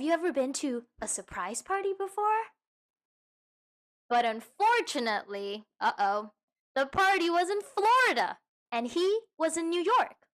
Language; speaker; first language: English; native; English